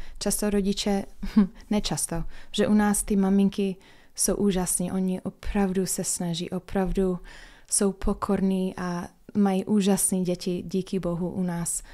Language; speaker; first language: Czech; non-native, fluent; English